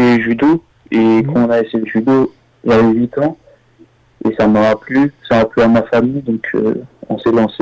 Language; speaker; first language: French; early bilingual, other home language; Armenian